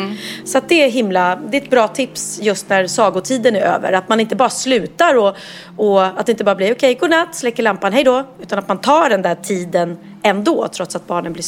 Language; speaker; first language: Swedish; native; Swedish